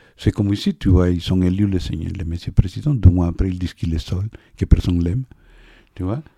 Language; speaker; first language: French; non-native, fluent; Spanish